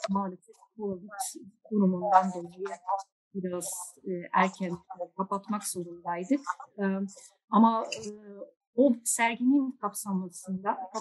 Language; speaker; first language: Turkish; non-native, fluent; Dutch